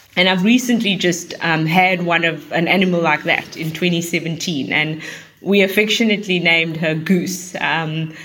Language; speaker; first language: English; native; English